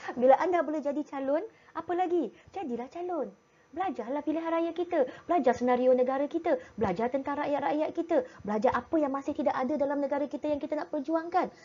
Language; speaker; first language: Malay; native; Malay